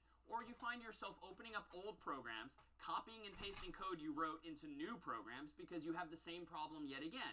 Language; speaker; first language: English; native; English